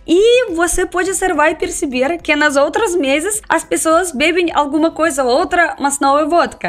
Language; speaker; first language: Portuguese; non-native, fluent; Russian